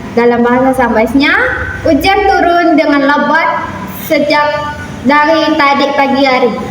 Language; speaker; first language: Indonesian; non-native, local second language; Malay